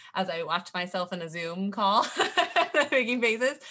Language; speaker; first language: English; native; English